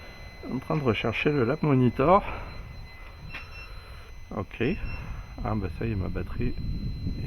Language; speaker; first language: French; native; French